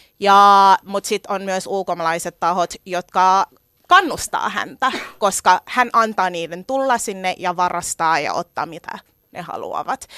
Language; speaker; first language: Finnish; early bilingual, other home language; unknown